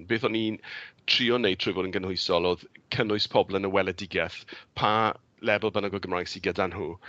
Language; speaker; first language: Welsh; native; Welsh